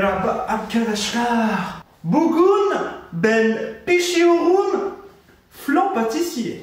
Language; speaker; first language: Turkish; non-native, learner; French